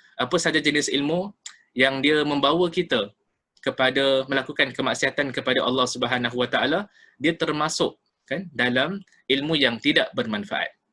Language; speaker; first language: Malay; native; Malay